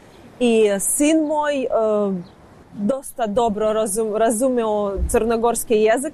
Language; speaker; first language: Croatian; non-native, learner; Ukrainian